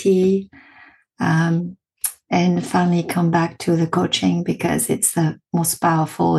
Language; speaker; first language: English; non-native, fluent; French